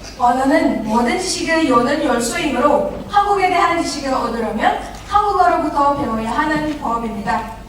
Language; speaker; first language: Korean; non-native, fluent; Indonesian